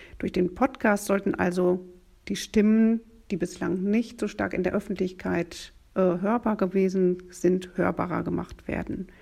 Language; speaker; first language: German; native; German